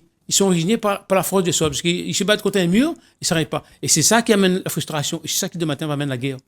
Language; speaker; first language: French; non-native, local second language; Réunion Creole French